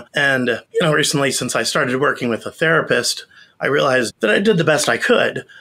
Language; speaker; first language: English; native; English